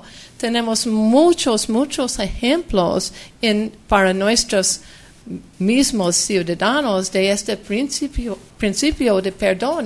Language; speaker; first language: Spanish; non-native, fluent; English